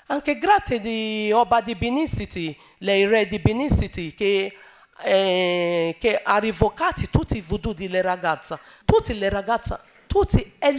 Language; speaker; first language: Italian; non-native, learner; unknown